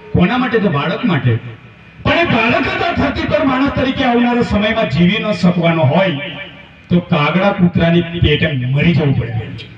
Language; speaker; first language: Gujarati; non-native, local second language; Rathawi